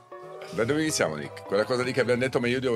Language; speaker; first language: Italian; native; Italian